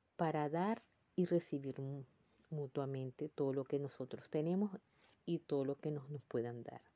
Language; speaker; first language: Spanish; native; Spanish